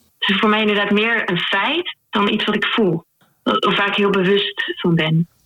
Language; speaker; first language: Dutch; native; Dutch